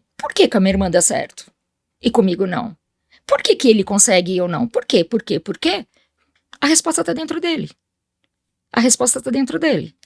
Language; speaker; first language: Portuguese; early bilingual, other home language; Spanish